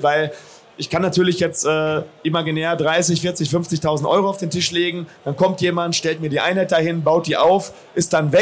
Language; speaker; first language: German; native; German